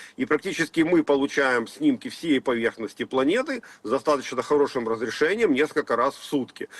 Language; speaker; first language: Russian; native; Russian